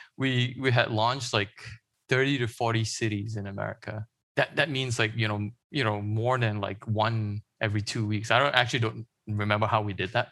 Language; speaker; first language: English; non-native, local second language; Chinese